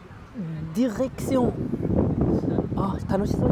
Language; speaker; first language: French; non-native, learner; Japanese